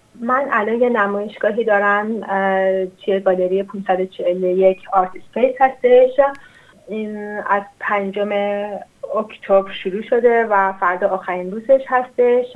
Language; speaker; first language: Persian; non-native, local second language; Azerbaijani